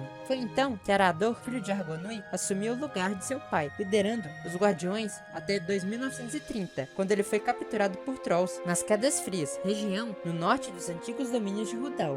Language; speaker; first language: Portuguese; native; Portuguese